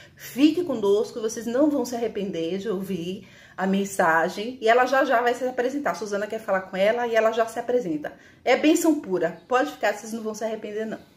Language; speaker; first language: Portuguese; native; Portuguese